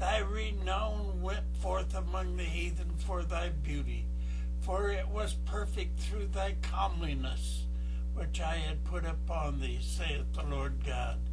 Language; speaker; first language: English; native; English